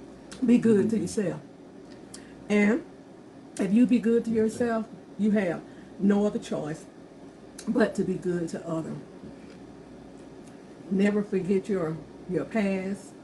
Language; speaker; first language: English; native; English